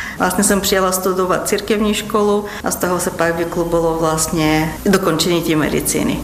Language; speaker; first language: Czech; non-native, fluent; Bulgarian